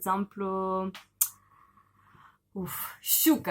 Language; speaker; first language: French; non-native, learner; Russian